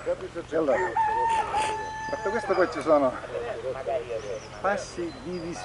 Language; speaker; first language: Italian; native; Italian